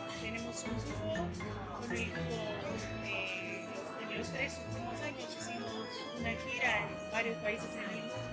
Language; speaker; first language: Spanish; non-native, fluent; Greek